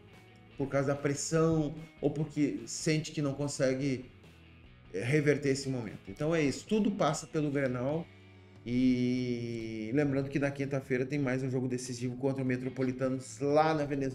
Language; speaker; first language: Portuguese; native; Portuguese